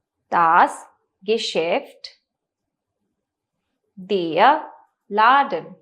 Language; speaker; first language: German; non-native, fluent; Hindi